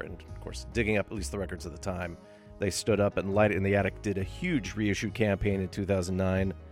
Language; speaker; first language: English; native; English